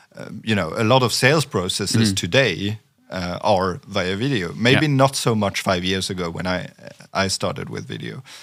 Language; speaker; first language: English; non-native, fluent; French